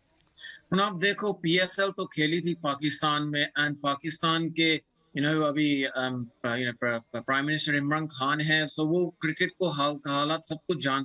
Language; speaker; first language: Hindi; early bilingual, heritage; English